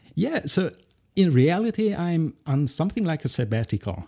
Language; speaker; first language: English; non-native, fluent; Hungarian